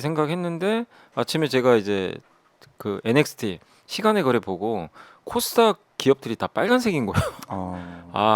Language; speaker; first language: Korean; native; Korean